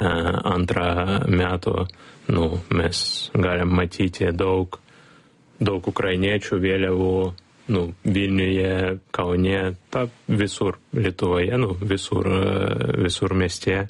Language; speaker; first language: Lithuanian; non-native, learner; Ukrainian